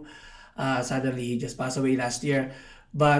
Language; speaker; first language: English; non-native, local second language; Filipino